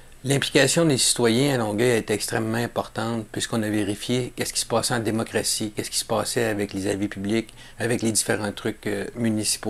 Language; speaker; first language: French; native; French